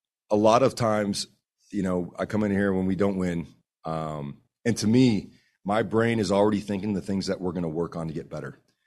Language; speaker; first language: English; early bilingual, other home language; Spanish